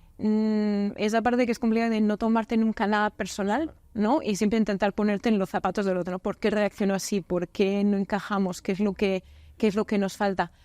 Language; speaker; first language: Spanish; native; Spanish